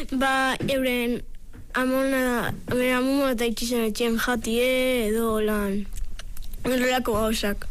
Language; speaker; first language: Basque; native; Basque